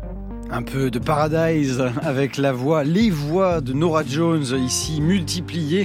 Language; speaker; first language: French; native; French